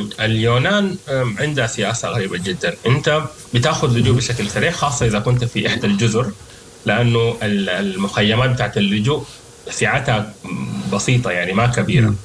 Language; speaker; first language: Arabic; native; Arabic